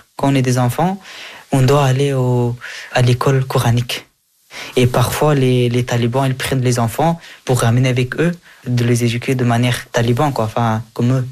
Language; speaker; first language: French; early bilingual, other home language; Persian